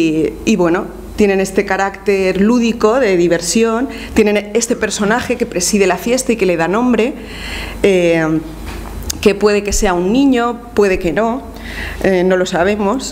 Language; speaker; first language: Spanish; native; Spanish